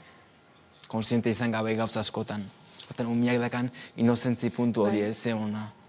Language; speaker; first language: Basque; native; Basque